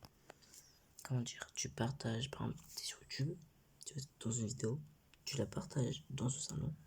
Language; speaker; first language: French; native; French